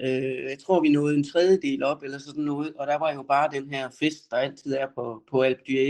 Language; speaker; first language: Danish; native; Danish